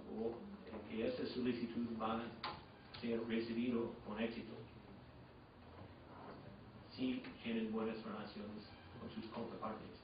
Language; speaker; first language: Spanish; non-native, fluent; English